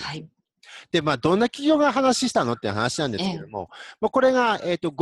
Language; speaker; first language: Japanese; native; Japanese